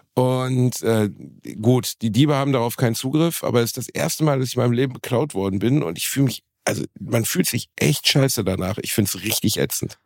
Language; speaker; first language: German; native; German